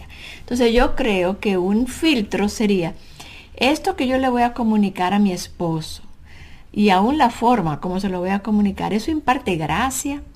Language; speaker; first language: Spanish; native; Spanish